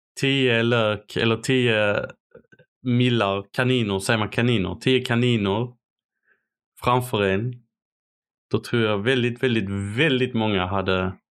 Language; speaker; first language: Swedish; early bilingual, other home language; Arabic